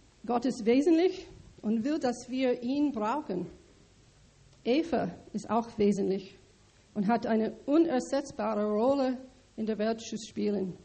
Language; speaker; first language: German; non-native, learner; English